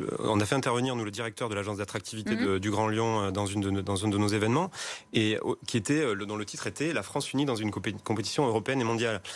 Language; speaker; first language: French; native; French